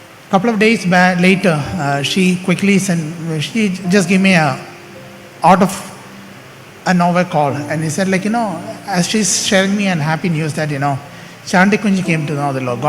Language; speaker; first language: English; non-native, local second language; Malayalam